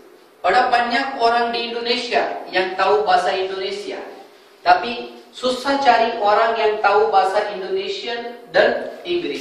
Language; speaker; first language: Indonesian; non-native, fluent; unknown